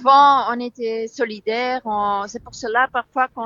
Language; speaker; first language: French; non-native, fluent; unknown